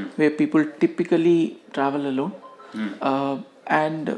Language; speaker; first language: English; non-native, local second language; Hindi